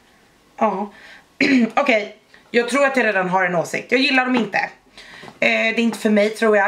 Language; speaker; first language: Swedish; native; Swedish